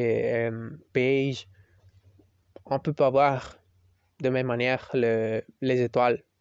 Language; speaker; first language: French; non-native, learner; Spanish